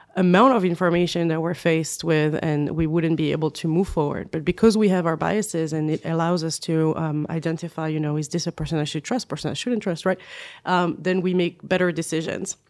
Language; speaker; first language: English; non-native, fluent; French